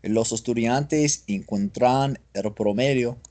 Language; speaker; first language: Spanish; non-native, learner; English